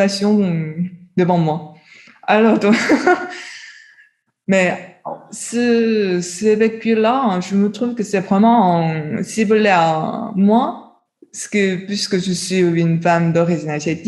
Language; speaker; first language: French; non-native, learner; Chinese